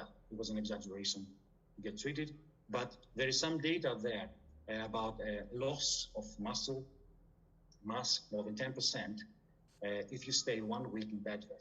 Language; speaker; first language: English; non-native, fluent; Greek